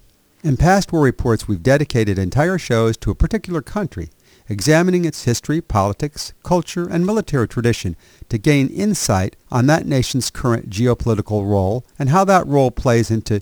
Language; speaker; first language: English; native; English